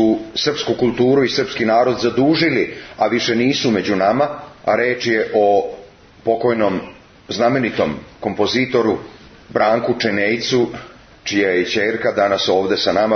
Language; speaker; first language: Serbian; native; Serbian